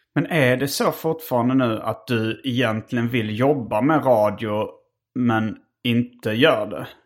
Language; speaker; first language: Swedish; native; Swedish